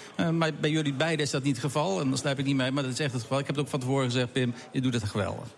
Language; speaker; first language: Dutch; native; Dutch